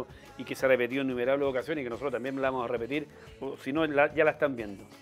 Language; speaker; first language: Spanish; native; Spanish